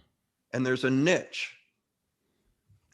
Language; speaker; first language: English; native; English